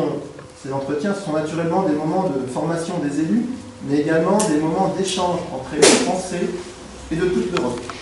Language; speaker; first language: French; native; French